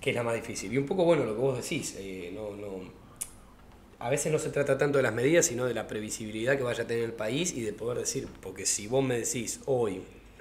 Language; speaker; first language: Spanish; native; Spanish